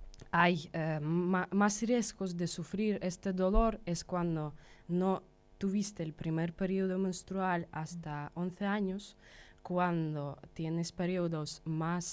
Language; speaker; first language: Spanish; non-native, fluent; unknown